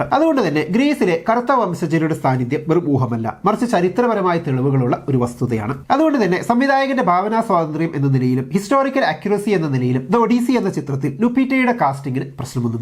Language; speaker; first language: Malayalam; native; Malayalam